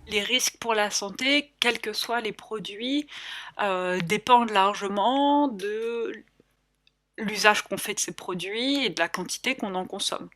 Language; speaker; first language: French; native; French